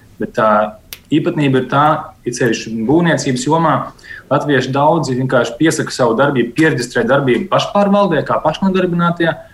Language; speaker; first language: Latvian; native; Latvian